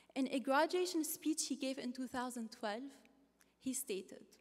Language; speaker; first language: English; non-native, fluent; Arabic